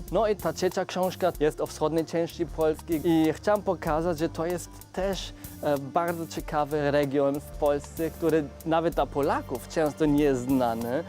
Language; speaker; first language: Polish; non-native, fluent; German